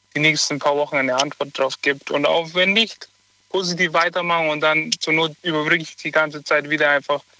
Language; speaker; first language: German; native; German